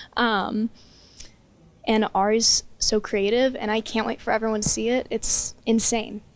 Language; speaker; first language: English; native; English